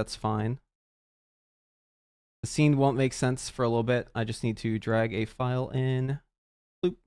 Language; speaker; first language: English; native; English